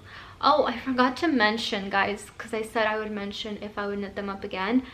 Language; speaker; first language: English; native; English